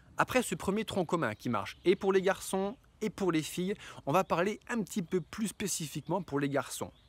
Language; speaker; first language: French; native; French